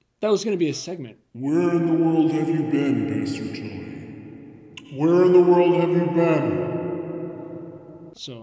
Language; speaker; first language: English; native; English